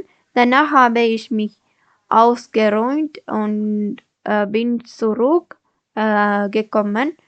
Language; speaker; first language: German; non-native, learner; Malayalam